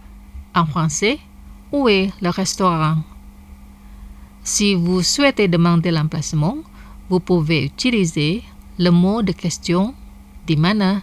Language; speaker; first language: French; non-native, fluent; Indonesian